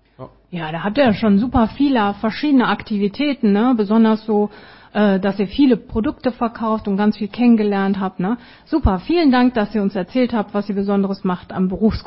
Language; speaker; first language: German; native; German